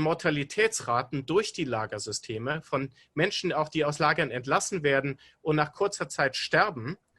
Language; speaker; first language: German; native; German